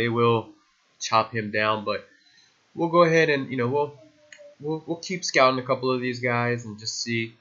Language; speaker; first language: English; native; English